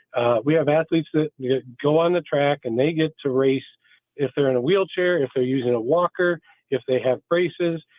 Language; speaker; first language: English; native; English